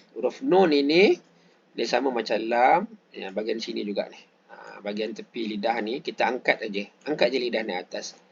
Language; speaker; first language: Malay; native; Malay